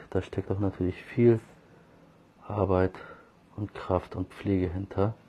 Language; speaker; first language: German; early bilingual, other home language; Turkish